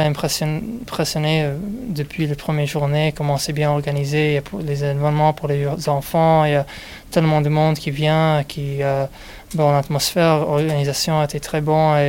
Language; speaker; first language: French; non-native, learner; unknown